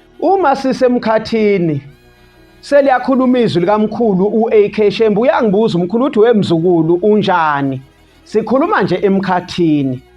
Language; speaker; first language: Zulu; native; Zulu